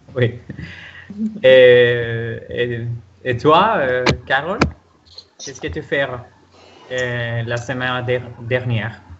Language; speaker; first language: French; non-native, learner; Spanish